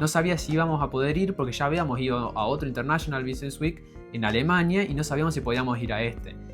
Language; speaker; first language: Spanish; native; Spanish